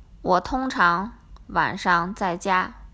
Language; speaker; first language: Chinese; non-native, learner; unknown